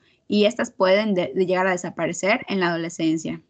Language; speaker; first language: Spanish; native; Spanish